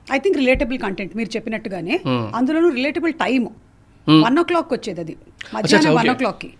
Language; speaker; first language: Telugu; non-native, local second language; Malayalam